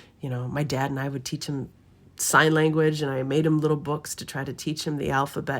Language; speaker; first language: English; native; English